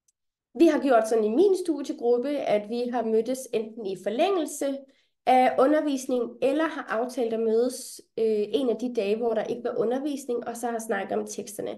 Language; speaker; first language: Danish; native; Danish